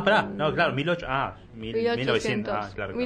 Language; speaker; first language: Spanish; native; Spanish